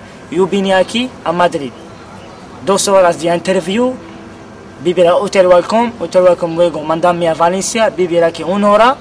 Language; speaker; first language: Spanish; non-native, learner; Kabyle